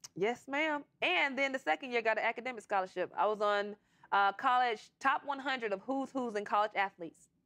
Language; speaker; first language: English; native; English